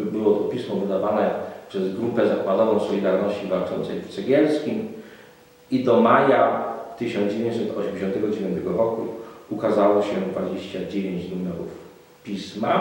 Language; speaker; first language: Polish; native; Polish